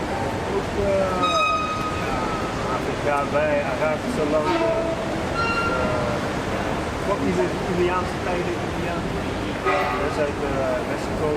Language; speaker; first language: Dutch; non-native, learner; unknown